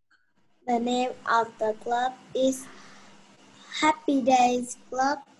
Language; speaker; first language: English; non-native, learner; Vietnamese